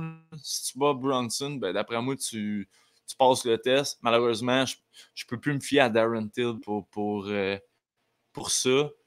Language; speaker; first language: French; native; French